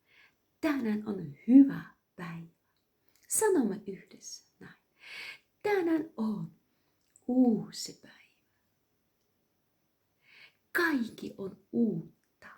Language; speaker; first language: Finnish; non-native, fluent; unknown